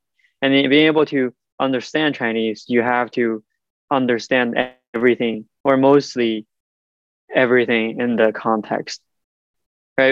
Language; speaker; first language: English; non-native, fluent; Chinese